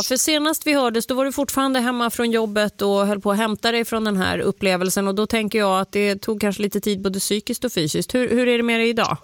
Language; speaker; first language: Swedish; native; Swedish